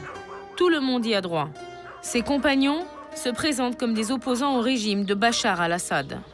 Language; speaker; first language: French; native; French